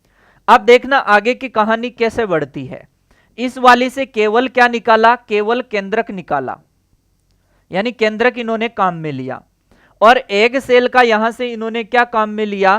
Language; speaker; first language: Hindi; native; Hindi